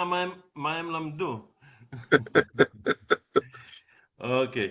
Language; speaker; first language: Hebrew; non-native, fluent; Serbian